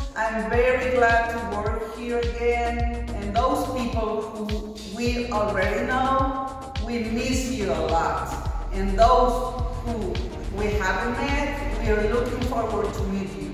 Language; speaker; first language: English; non-native, fluent; Spanish